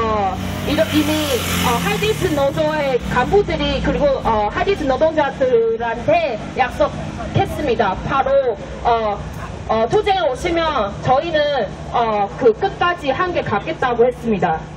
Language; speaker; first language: Korean; non-native, fluent; Chinese